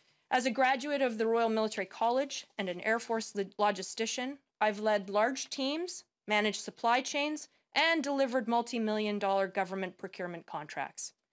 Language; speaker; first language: English; native; English